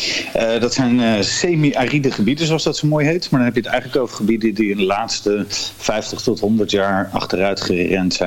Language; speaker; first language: Dutch; native; Dutch